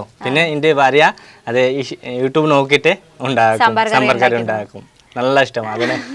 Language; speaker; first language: Malayalam; non-native, local second language; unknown